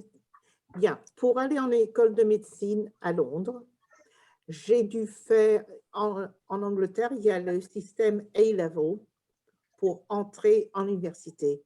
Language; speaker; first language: French; early bilingual, heritage; English